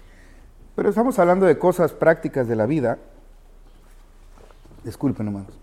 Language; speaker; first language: Spanish; native; Spanish